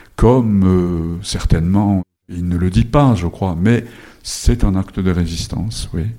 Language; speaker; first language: French; non-native, fluent; Japanese